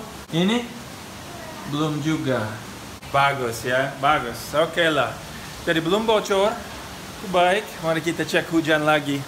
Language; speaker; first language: Indonesian; non-native, fluent; English